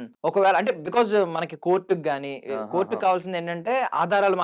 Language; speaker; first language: Telugu; native; Telugu